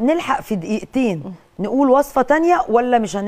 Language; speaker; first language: Arabic; native; Arabic